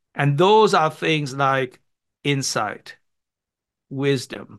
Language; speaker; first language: English; non-native, local second language; Gujarati